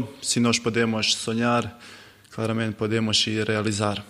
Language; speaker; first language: Portuguese; non-native, learner; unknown